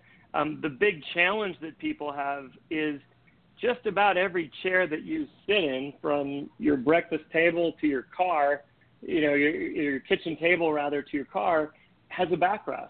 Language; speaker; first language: English; native; English